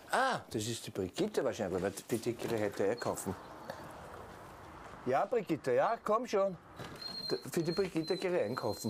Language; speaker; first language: German; native; German